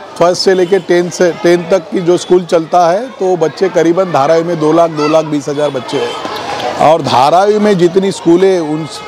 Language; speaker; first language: Hindi; non-native, local second language; Marathi